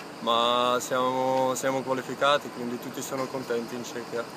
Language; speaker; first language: Italian; non-native, fluent; Czech